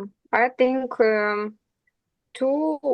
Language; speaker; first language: English; non-native, learner; Russian